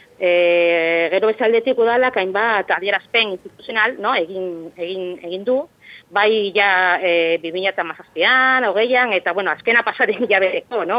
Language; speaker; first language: Basque; non-native, local second language; Spanish